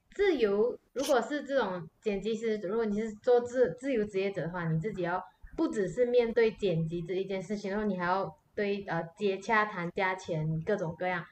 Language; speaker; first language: Chinese; native; Chinese